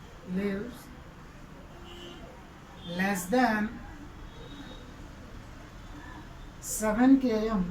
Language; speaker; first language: English; non-native, local second language; Telugu